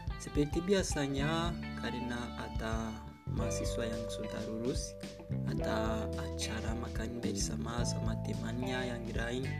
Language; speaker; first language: Indonesian; non-native, learner; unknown